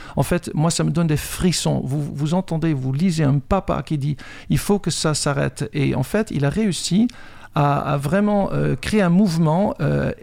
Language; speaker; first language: French; non-native, fluent; Dutch